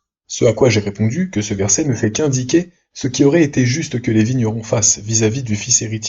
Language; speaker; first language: French; native; French